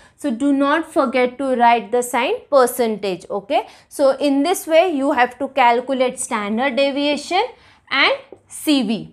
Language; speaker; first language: English; non-native, local second language; Marathi